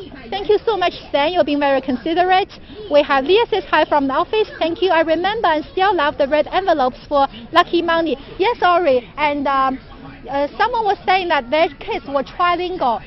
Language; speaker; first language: English; non-native, fluent; Chinese